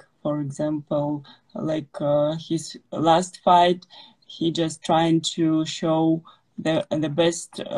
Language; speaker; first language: English; non-native, fluent; Russian